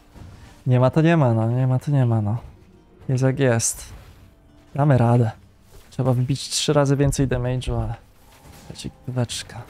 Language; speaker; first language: Polish; native; Polish